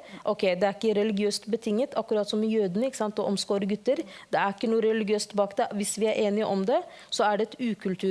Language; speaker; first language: Norwegian; early bilingual, other home language; Somali